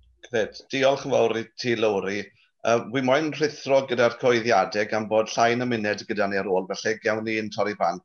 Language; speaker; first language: Welsh; native; Welsh